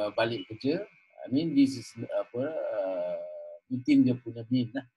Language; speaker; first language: English; non-native, local second language; Malay